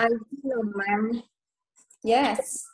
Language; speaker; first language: English; non-native, learner; Indonesian